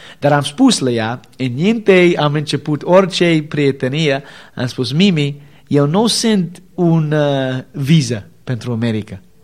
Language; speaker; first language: Romanian; non-native, learner; English